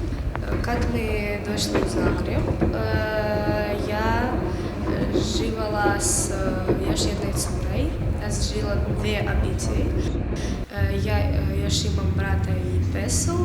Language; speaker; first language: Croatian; non-native, learner; Ukrainian